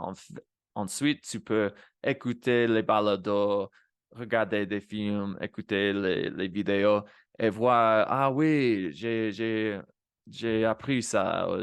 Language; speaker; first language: French; non-native, fluent; Spanish